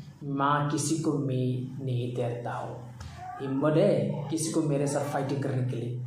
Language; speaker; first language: Hindi; non-native, local second language; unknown